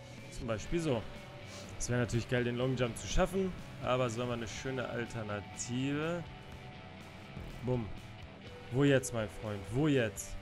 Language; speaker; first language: German; native; German